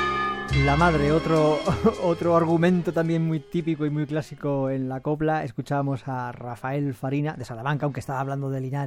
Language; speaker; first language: Spanish; native; Spanish